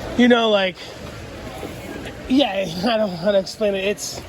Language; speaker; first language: English; native; English